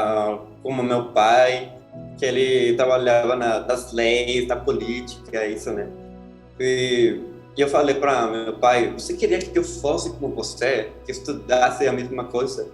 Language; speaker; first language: Portuguese; non-native, fluent; Spanish